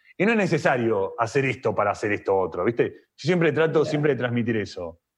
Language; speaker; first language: Spanish; native; Spanish